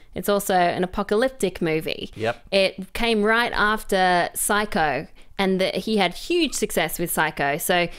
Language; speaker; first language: English; native; English